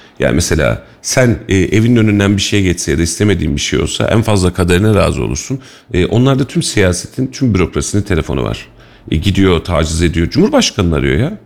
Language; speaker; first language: Turkish; native; Turkish